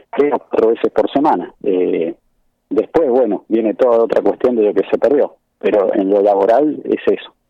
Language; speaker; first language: Spanish; native; Spanish